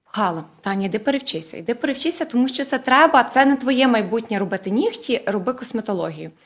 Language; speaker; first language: Ukrainian; native; Ukrainian